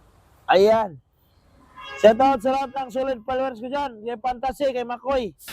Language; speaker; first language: Filipino; non-native, local second language; Cebuano